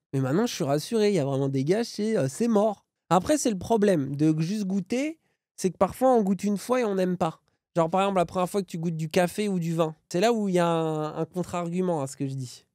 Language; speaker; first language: French; native; French